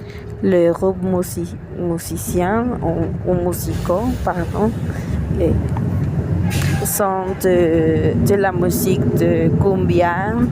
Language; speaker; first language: French; non-native, learner; Spanish